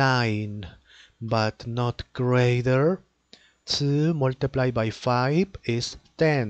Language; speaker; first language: English; non-native, learner; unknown